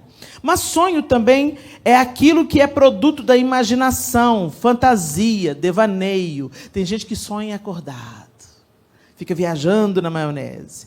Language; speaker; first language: Portuguese; native; Portuguese